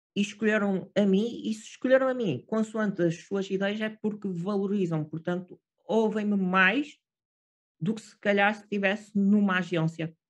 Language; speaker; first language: Portuguese; native; Portuguese